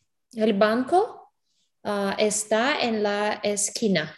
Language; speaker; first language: Spanish; non-native, learner; English